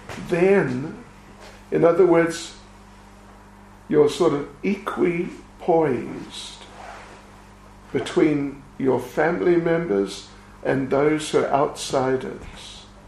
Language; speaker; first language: English; native; English